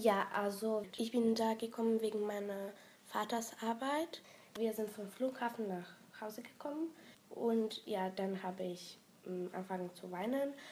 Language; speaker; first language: German; non-native, learner; Serbian